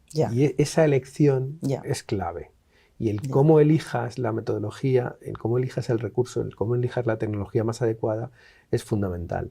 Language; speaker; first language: Spanish; native; Spanish